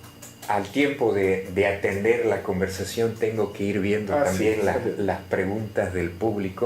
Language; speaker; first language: Spanish; native; Spanish